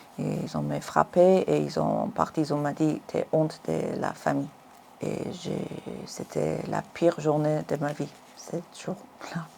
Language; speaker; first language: French; non-native, learner; Persian